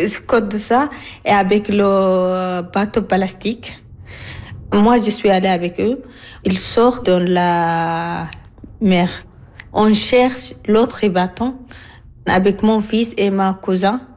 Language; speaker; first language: French; non-native, learner; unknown